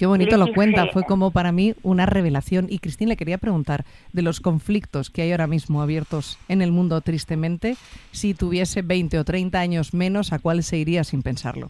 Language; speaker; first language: Spanish; native; Spanish